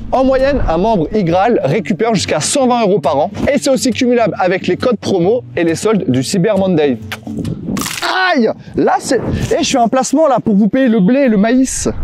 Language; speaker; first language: French; native; French